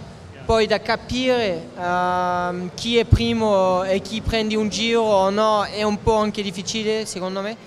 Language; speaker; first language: Italian; non-native, fluent; French